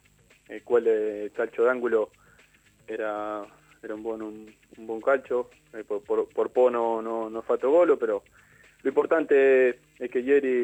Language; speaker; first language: Italian; non-native, learner; Spanish